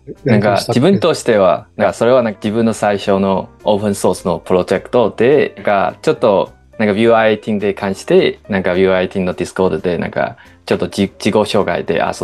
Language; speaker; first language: Japanese; non-native, learner; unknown